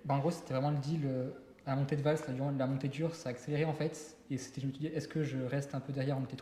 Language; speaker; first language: French; native; French